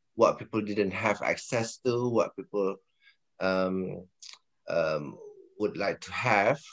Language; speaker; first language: English; non-native, local second language; Malay